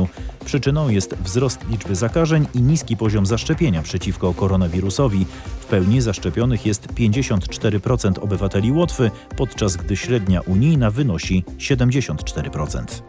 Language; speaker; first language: Polish; native; Polish